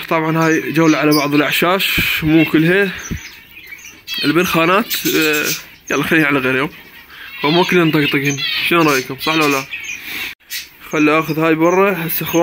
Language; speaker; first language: Arabic; native; Arabic